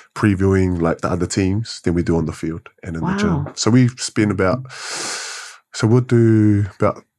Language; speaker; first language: English; native; English